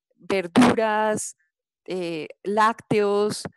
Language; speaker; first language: Spanish; native; Spanish